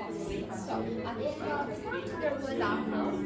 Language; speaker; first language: English; non-native, learner; Italian